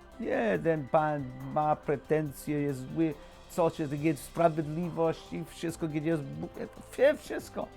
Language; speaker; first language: Polish; non-native, learner; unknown